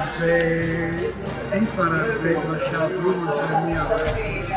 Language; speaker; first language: Hebrew; non-native, fluent; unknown